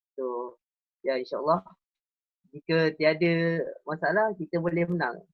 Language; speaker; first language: Malay; native; Malay